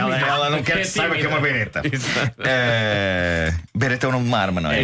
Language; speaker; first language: Portuguese; native; Portuguese